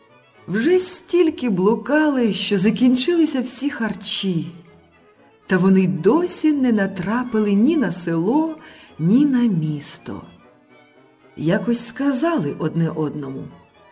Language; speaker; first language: Ukrainian; native; Ukrainian